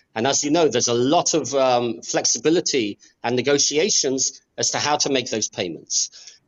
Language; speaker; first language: English; native; English